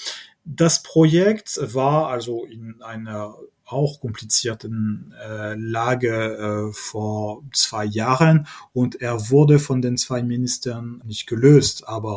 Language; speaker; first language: German; non-native, fluent; French